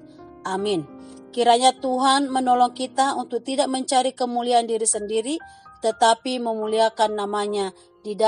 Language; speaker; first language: Indonesian; native; Indonesian